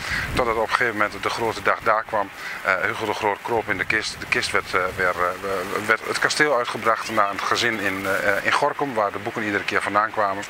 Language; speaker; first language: Dutch; native; Dutch